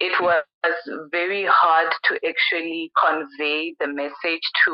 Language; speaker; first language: English; non-native, local second language; Venda